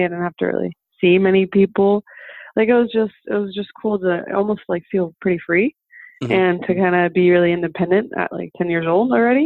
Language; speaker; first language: English; early bilingual, other home language; German